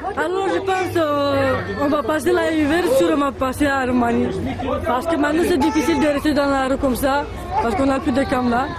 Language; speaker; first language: French; non-native, learner; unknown